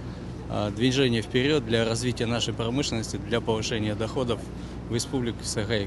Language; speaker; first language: Russian; native; Russian